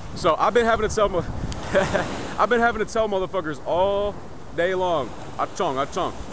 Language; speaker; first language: English; native; English